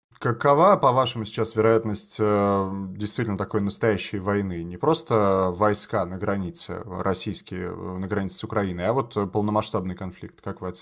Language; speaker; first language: Russian; native; Russian